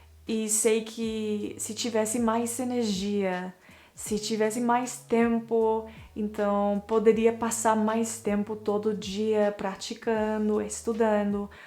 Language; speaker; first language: Portuguese; non-native, fluent; English